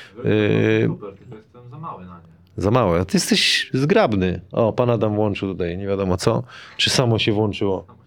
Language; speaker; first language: Polish; native; Polish